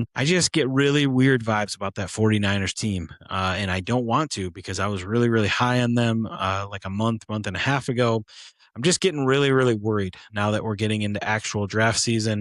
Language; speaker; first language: English; native; English